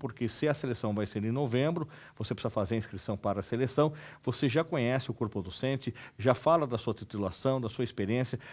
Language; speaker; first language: Portuguese; native; Portuguese